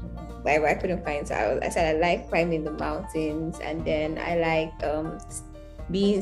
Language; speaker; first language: English; non-native, local second language; Hausa